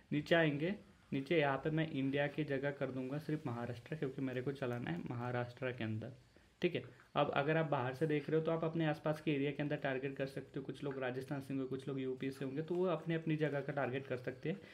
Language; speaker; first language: Hindi; non-native, local second language; Marathi